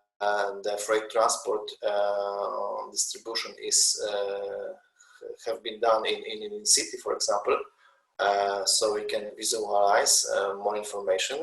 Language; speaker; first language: English; non-native, learner; Polish